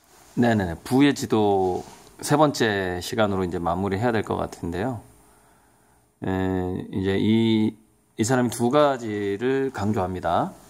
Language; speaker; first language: Korean; native; Korean